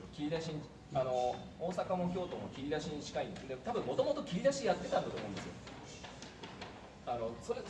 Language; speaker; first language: Japanese; native; Japanese